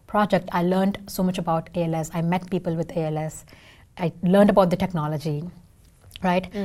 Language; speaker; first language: English; non-native, local second language; Tamil